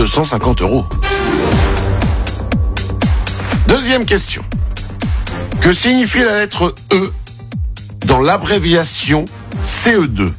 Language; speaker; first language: French; native; French